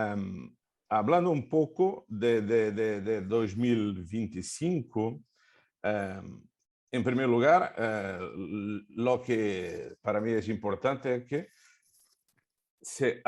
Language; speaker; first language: Spanish; non-native, fluent; Portuguese